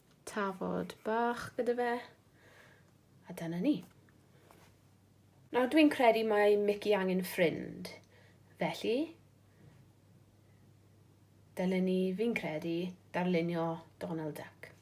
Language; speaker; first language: Welsh; non-native, local second language; English